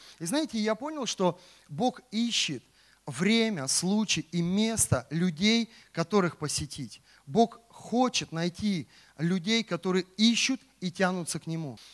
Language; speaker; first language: Russian; native; Russian